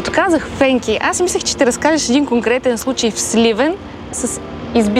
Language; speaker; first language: Bulgarian; native; Bulgarian